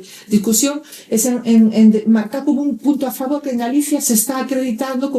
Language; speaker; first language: Spanish; native; Spanish